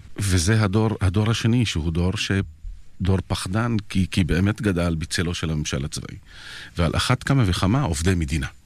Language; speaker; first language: Hebrew; non-native, local second language; Arabic